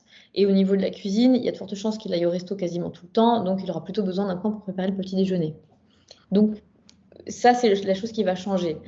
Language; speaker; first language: French; native; French